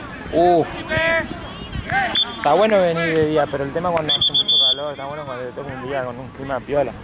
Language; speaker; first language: Spanish; native; Spanish